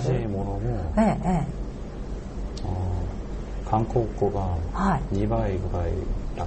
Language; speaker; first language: Japanese; non-native, learner; Korean